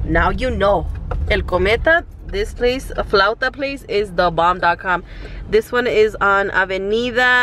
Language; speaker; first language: English; early bilingual, other home language; Spanish